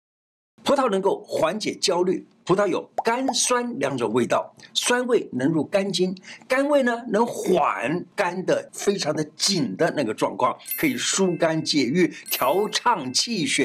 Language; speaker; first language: Chinese; native; Chinese